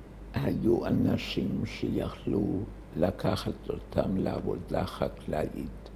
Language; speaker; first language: Hebrew; early bilingual, other home language; German